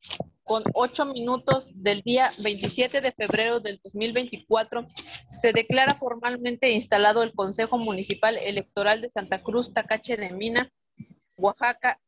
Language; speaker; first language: Spanish; native; Spanish